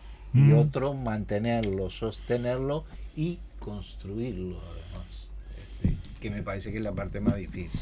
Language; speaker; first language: Spanish; native; Spanish